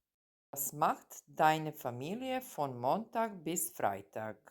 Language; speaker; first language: German; non-native, fluent; Serbian